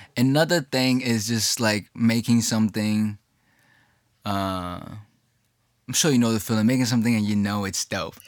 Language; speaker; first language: English; early bilingual, other home language; Chinese